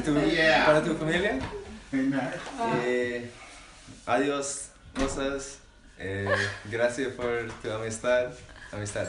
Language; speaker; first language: Spanish; non-native, learner; English